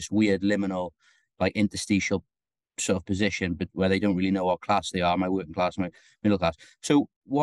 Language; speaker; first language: English; native; English